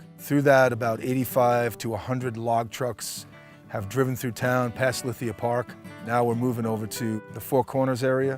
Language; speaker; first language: English; native; English